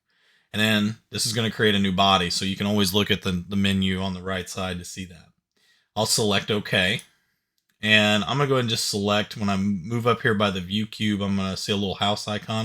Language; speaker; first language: English; native; English